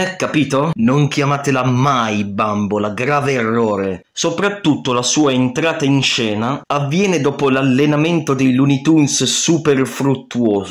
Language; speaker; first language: Italian; native; Italian